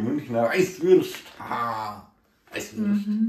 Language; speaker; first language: Russian; non-native, learner; German